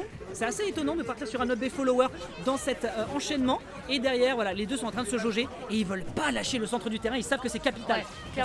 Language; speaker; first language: French; native; French